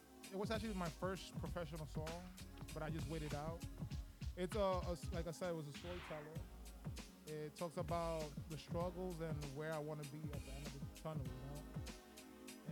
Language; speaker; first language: English; early bilingual, other home language; Spanish